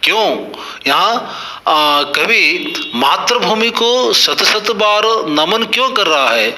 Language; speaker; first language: Hindi; non-native, local second language; Kannada